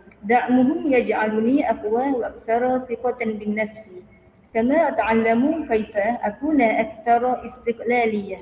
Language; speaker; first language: Arabic; non-native, learner; Malay